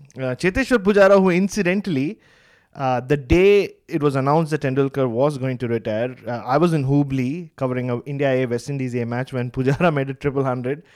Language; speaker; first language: English; non-native, local second language; Tamil